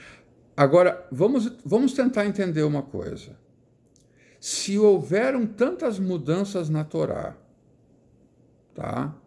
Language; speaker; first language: Portuguese; native; Portuguese